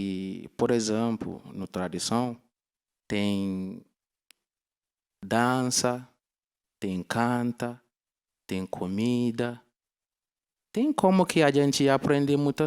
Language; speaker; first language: Portuguese; non-native, learner; Yoruba